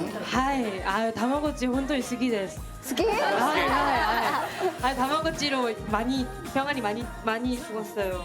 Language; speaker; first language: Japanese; non-native, learner; Korean